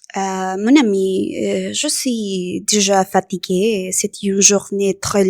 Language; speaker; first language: French; non-native, learner; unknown